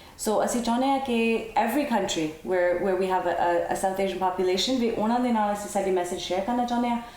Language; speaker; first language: Punjabi; early bilingual, heritage; Punjabi